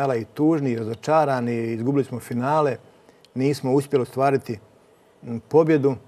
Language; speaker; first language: Croatian; native; Croatian